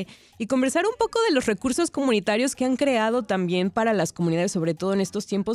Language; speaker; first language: Spanish; native; Spanish